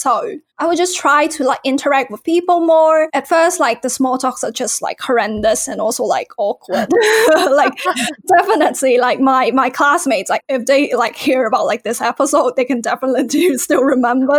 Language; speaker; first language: English; non-native, local second language; Cantonese